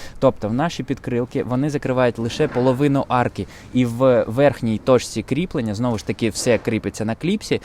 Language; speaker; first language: Ukrainian; non-native, local second language; Russian